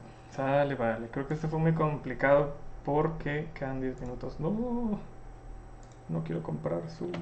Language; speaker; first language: Spanish; native; Spanish